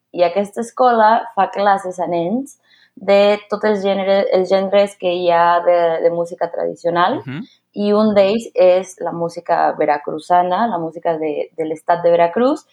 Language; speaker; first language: Catalan; non-native, fluent; Spanish